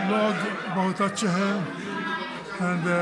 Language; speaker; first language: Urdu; non-native, learner; Maltese